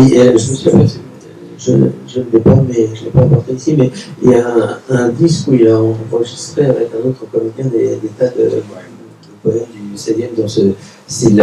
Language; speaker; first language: French; native; French